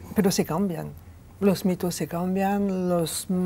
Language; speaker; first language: Spanish; non-native, fluent; French